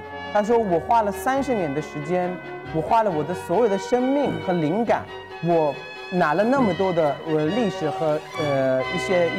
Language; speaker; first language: Chinese; non-native, fluent; Persian